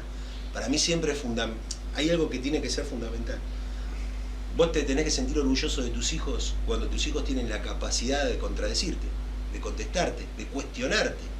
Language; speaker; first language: Spanish; native; Spanish